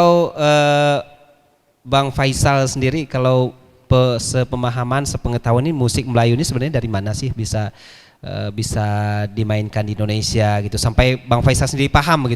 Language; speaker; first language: Malay; native; Malay